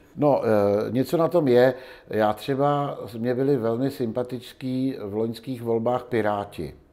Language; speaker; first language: Czech; native; Czech